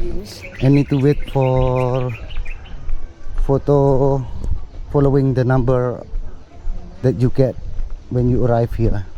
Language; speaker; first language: English; non-native, fluent; Indonesian